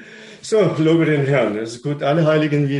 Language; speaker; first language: German; non-native, fluent; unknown